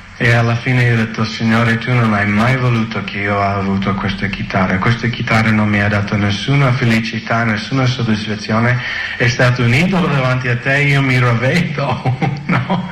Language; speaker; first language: Italian; non-native, fluent; English